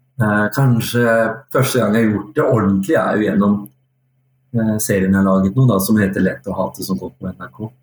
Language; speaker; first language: Norwegian; early bilingual, other home language; Urdu